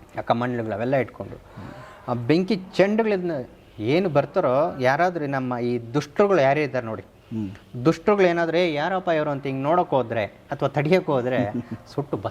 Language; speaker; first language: Kannada; native; Kannada